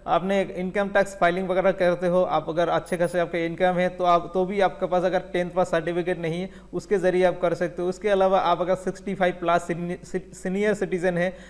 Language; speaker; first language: Hindi; non-native, local second language; Bangla